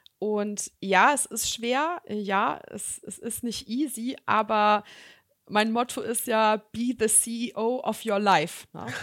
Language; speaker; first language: German; early bilingual, other home language; Serbian